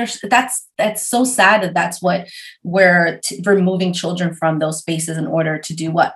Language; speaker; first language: English; early bilingual, other home language; Spanish